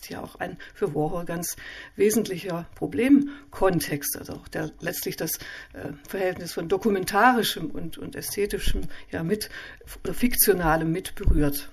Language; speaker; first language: German; native; German